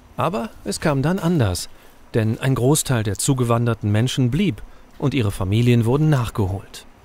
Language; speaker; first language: German; native; German